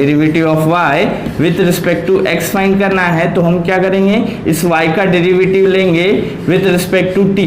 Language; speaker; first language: Hindi; native; Hindi